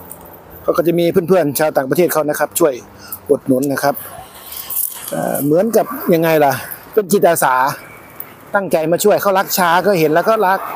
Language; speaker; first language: Thai; native; Thai